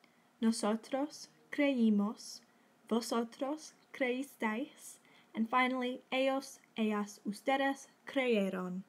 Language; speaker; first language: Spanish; non-native, learner; English